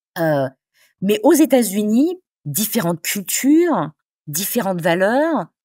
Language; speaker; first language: French; native; French